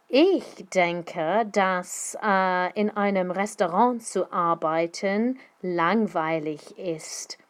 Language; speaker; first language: German; non-native, fluent; English